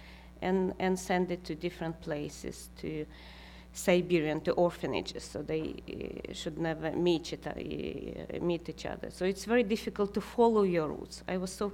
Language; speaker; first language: English; non-native, fluent; Kazakh